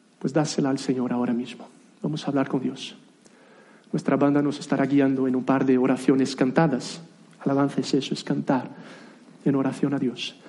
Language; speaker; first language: Spanish; non-native, fluent; Portuguese